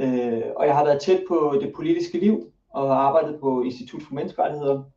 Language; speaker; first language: Danish; early bilingual, other home language; Kalaallisut